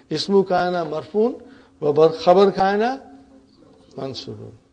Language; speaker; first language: Arabic; non-native, fluent; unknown